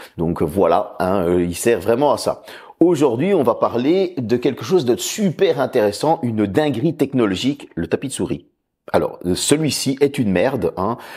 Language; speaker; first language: French; native; French